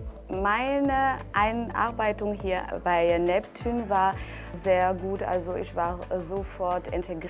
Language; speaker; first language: German; non-native, learner; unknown